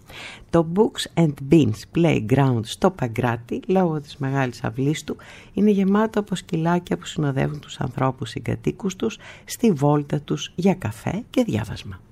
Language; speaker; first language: Greek; native; Greek